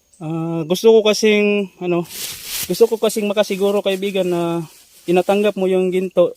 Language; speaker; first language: Filipino; native; Filipino